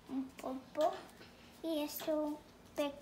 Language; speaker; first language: Spanish; early bilingual, heritage; Spanish